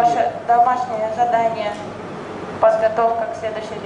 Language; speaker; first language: Russian; native; Russian